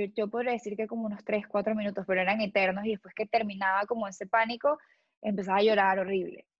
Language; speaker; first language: Spanish; native; Spanish